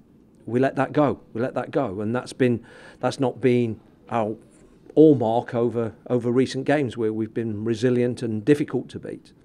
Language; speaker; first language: English; native; English